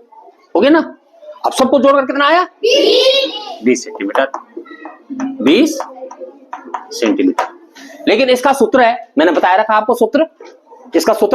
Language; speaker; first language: Hindi; native; Hindi